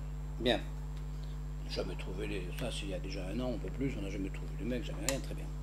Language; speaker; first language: French; native; French